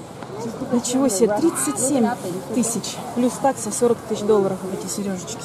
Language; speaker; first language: Russian; native; Russian